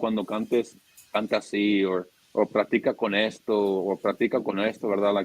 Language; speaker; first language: Spanish; early bilingual, other home language; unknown